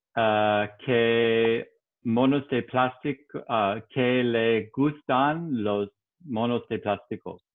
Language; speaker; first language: Spanish; non-native, learner; English